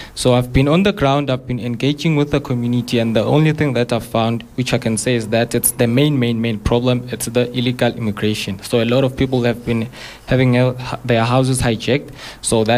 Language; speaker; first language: English; non-native, local second language; Zulu